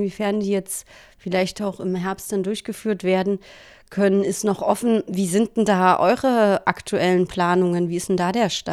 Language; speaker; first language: German; native; German